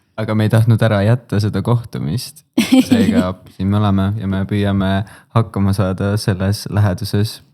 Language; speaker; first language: Estonian; native; Estonian